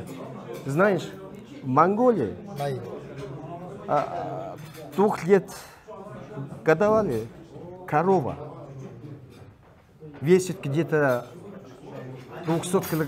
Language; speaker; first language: Russian; non-native, learner; Mongolian